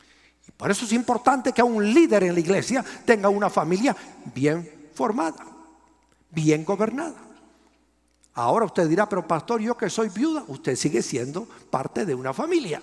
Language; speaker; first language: Spanish; native; Spanish